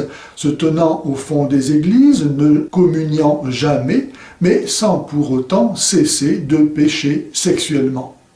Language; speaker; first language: French; native; French